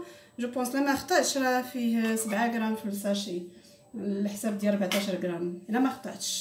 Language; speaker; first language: Arabic; native; Arabic